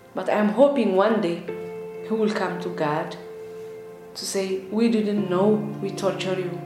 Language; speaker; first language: English; non-native, learner; Tigrinya